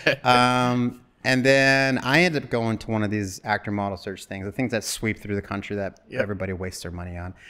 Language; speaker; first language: English; native; English